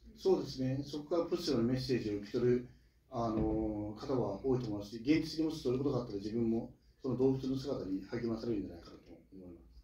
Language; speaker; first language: Japanese; native; Japanese